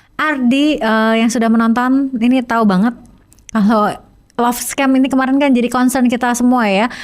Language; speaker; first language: Indonesian; native; Indonesian